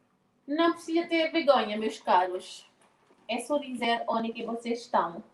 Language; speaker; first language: Portuguese; non-native, local second language; Tetum